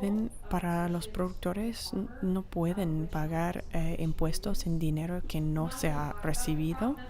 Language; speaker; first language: Spanish; non-native, fluent; English